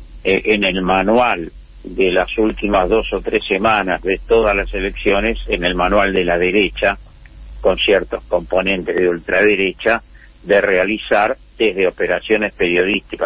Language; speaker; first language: Spanish; native; Spanish